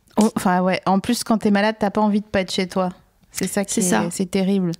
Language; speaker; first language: French; native; French